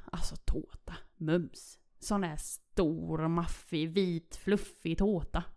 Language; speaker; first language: Swedish; early bilingual, other home language; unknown